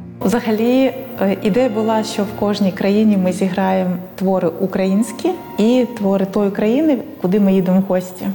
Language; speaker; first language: Ukrainian; native; Ukrainian